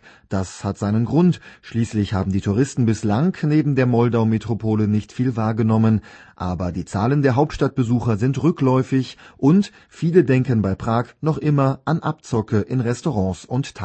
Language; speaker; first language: German; native; German